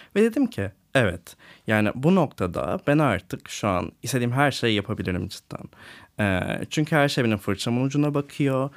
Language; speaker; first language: Turkish; native; Turkish